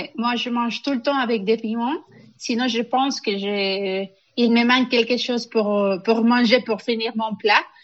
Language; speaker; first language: French; non-native, fluent; Spanish